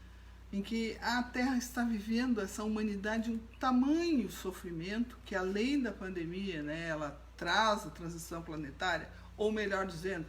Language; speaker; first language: Portuguese; native; Portuguese